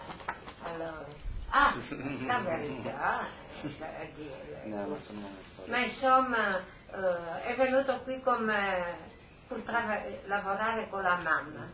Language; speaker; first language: Italian; non-native, local second language; Friulian